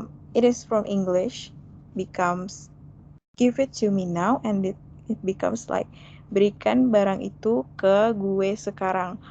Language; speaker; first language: English; non-native, fluent; Indonesian